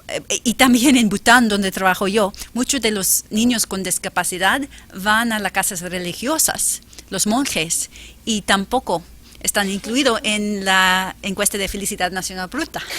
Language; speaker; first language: Spanish; non-native, fluent; English